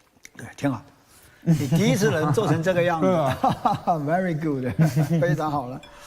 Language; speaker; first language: Chinese; native; Chinese